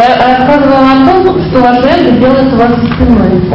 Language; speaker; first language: Russian; native; Russian